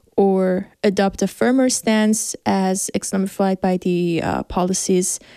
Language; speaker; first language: English; non-native, fluent; Persian